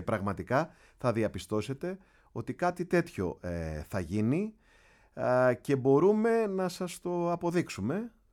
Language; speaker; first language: Greek; native; Greek